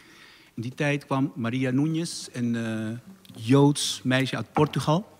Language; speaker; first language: Dutch; non-native, fluent; Spanish